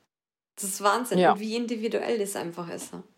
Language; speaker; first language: German; native; German